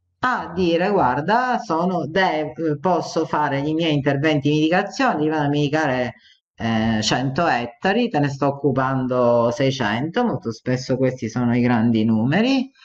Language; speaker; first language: Italian; native; Italian